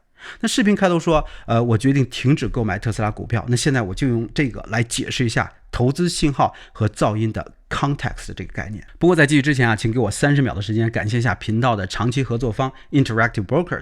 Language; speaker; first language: Chinese; native; Chinese